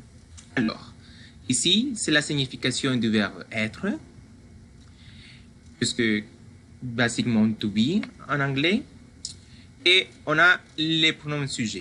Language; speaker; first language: French; non-native, fluent; Spanish